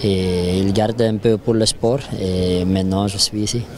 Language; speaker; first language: French; non-native, local second language; Dutch